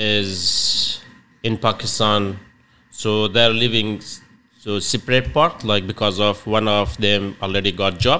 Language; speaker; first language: English; non-native, learner; Persian